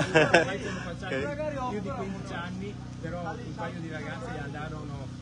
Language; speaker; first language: Italian; native; Italian